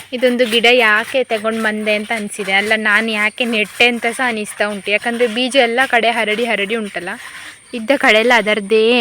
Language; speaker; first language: Kannada; native; Kannada